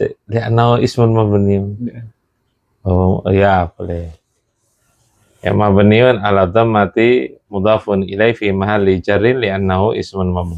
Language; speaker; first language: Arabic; non-native, fluent; Indonesian